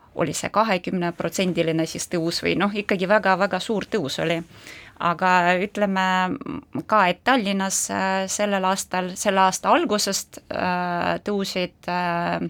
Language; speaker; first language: Estonian; non-native, local second language; Russian